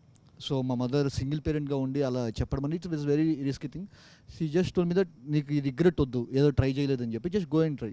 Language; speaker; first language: Telugu; native; Telugu